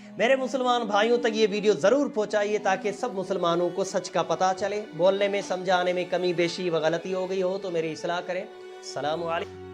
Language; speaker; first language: Hindi; native; Hindi